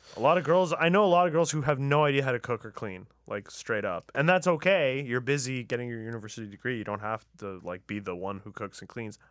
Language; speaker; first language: English; early bilingual, other home language; Persian